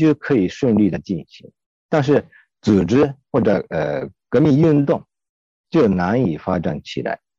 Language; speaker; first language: Chinese; non-native, fluent; Japanese